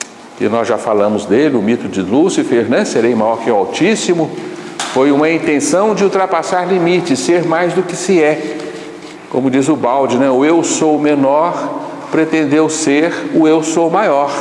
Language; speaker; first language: Portuguese; native; Portuguese